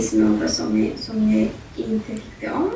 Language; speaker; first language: Swedish; non-native, learner; Amharic